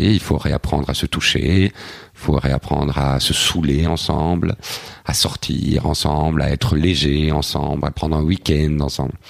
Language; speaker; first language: French; native; French